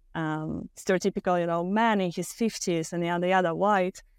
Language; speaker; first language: English; non-native, fluent; Romanian